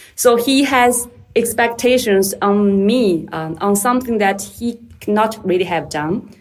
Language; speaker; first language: English; non-native, fluent; Chinese